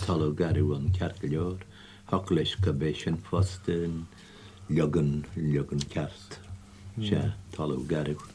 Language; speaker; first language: Irish; native; Irish